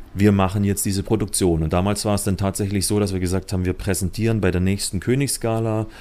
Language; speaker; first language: German; native; German